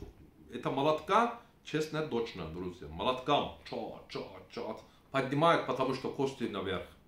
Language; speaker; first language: Russian; non-native, learner; Turkish